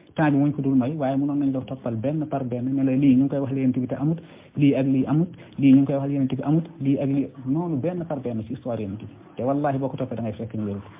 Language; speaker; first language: Wolof; non-native, local second language; Fula